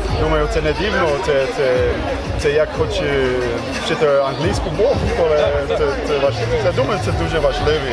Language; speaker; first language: Ukrainian; non-native, learner; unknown